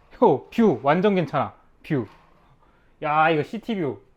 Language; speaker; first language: Korean; native; Korean